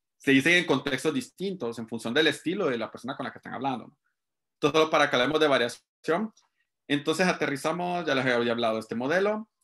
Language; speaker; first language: Spanish; native; Spanish